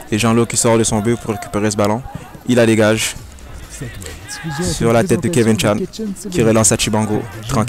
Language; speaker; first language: French; native; French